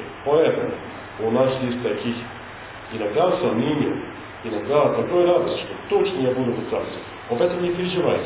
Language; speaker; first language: Russian; non-native, learner; English